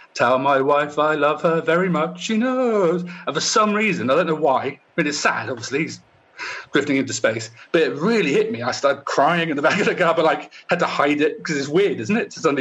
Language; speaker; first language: English; native; English